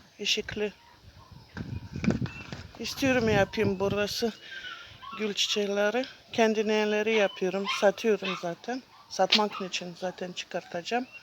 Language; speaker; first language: Turkish; non-native, learner; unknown